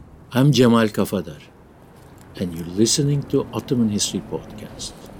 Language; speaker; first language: English; non-native, fluent; Turkish